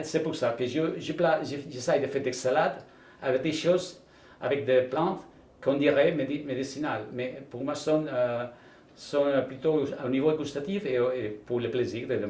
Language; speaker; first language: French; non-native, fluent; Spanish